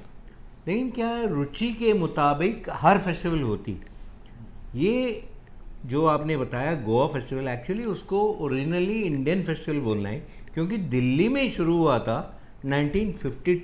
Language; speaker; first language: Hindi; non-native, local second language; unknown